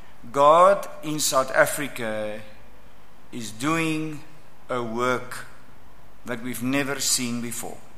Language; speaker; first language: English; non-native, local second language; Afrikaans